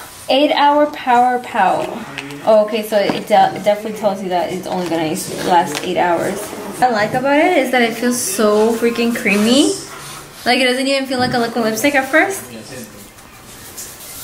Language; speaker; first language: English; early bilingual, other home language; Spanish